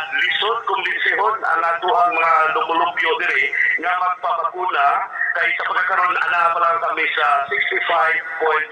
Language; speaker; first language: Cebuano; non-native, local second language; Hiligaynon